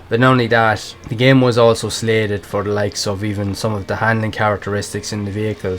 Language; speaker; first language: English; native; English